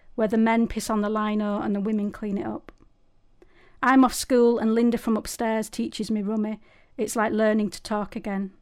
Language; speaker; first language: English; native; English